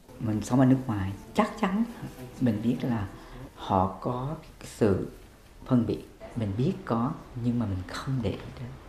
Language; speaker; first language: Vietnamese; native; Vietnamese